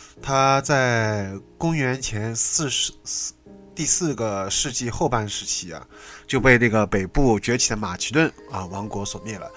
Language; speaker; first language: Chinese; native; Chinese